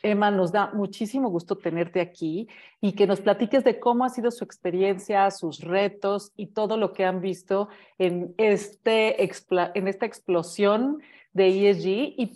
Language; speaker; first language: Spanish; native; Spanish